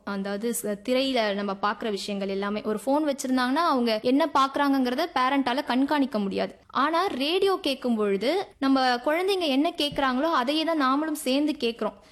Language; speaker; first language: Tamil; native; Tamil